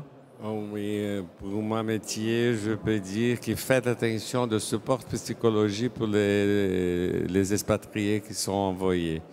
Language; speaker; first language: French; non-native, fluent; Portuguese